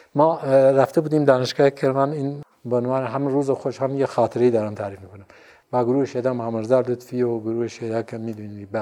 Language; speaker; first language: Persian; non-native, local second language; Central Kurdish